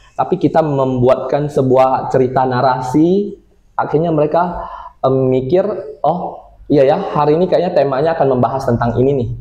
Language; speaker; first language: Indonesian; non-native, local second language; Min Nan Chinese